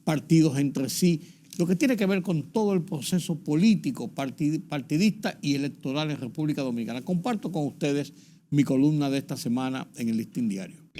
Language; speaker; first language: Spanish; native; Spanish